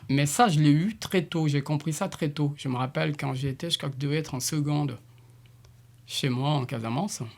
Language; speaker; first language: French; non-native, local second language; Jola-Fonyi